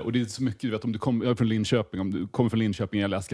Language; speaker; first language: Swedish; native; Swedish